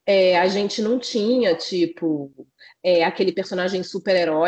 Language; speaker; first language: Portuguese; native; Portuguese